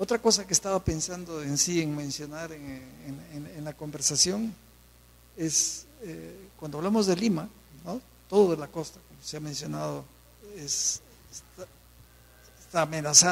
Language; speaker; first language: Spanish; native; Spanish